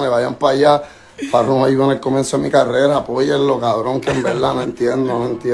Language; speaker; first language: Spanish; native; Spanish